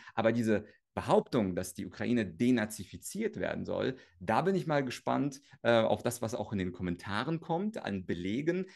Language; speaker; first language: German; early bilingual, other home language; Russian